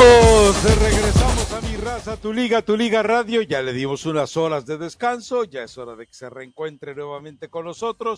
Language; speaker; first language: Spanish; native; Spanish